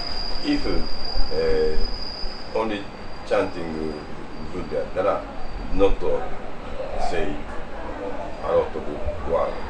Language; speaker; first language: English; non-native, learner; Japanese